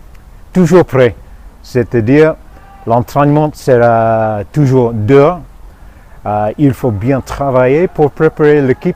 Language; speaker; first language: French; non-native, fluent; English